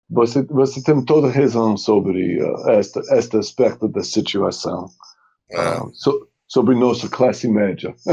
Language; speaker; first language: Portuguese; non-native, fluent; English